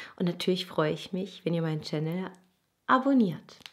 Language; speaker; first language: German; native; German